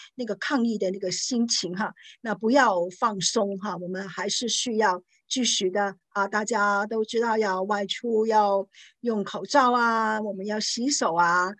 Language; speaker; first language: Chinese; non-native, local second language; Cantonese